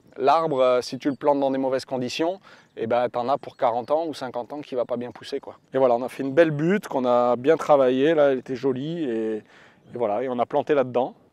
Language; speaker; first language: French; native; French